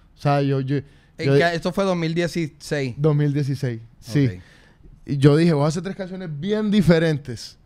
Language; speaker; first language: Spanish; native; Spanish